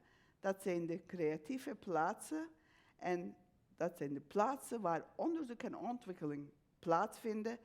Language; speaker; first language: Dutch; non-native, fluent; Turkish